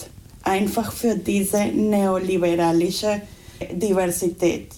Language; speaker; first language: German; non-native, fluent; Spanish